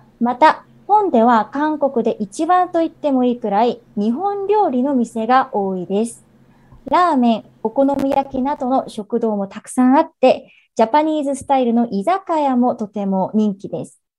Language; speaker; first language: Japanese; non-native, fluent; Korean